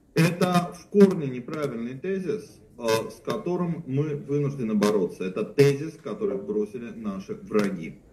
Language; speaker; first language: Russian; native; Russian